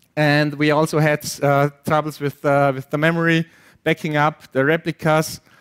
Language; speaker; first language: English; non-native, fluent; German